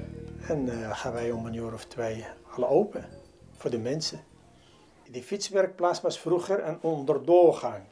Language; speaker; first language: Dutch; non-native, learner; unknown